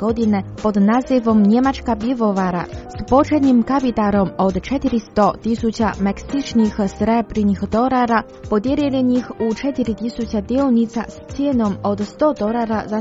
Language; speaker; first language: Croatian; non-native, fluent; Chinese